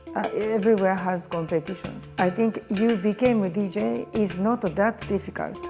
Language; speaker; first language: English; non-native, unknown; Japanese